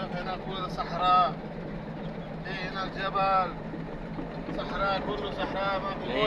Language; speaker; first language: Arabic; non-native, fluent; Urdu